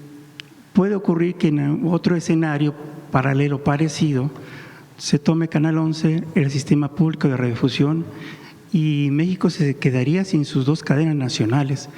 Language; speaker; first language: Spanish; native; Spanish